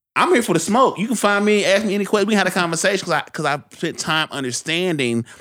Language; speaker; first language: English; native; English